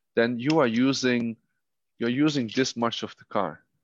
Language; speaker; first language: English; non-native, fluent; Dutch